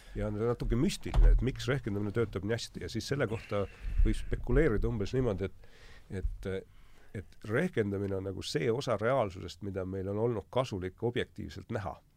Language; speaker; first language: Estonian; native; Estonian